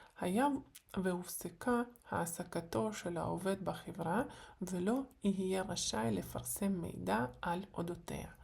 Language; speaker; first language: Hebrew; non-native, fluent; Ukrainian